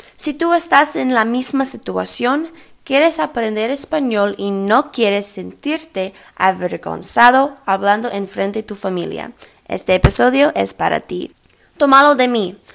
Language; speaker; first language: Spanish; early bilingual, heritage; English